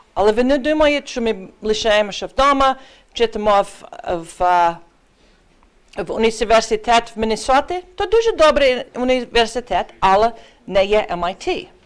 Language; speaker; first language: Ukrainian; early bilingual, heritage; Ukrainian